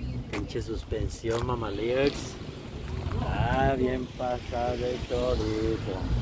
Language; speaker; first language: Spanish; early bilingual, heritage; Spanish